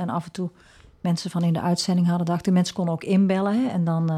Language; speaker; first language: Dutch; native; Dutch